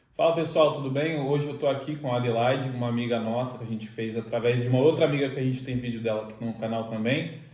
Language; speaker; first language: Portuguese; native; Portuguese